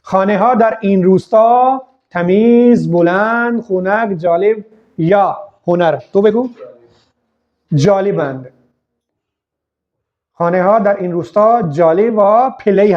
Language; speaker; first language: Persian; non-native, fluent; Urdu